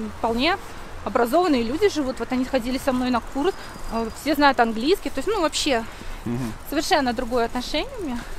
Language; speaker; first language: Russian; native; Russian